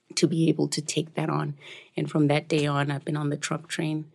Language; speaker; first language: English; non-native, local second language; Shona